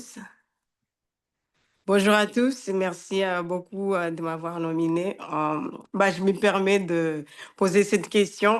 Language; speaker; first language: French; non-native, fluent; Portuguese